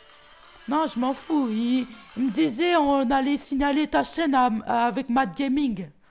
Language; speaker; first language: French; native; French